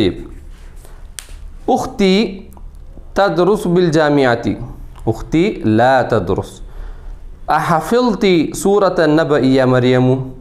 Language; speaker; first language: Arabic; non-native, fluent; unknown